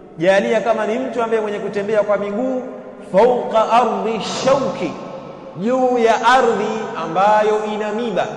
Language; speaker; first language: Swahili; native; Swahili